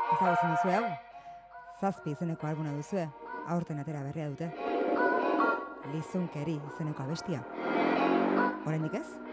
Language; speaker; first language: Basque; native; Basque